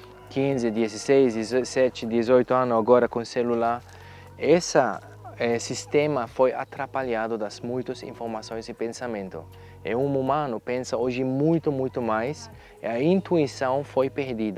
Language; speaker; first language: Portuguese; non-native, fluent; German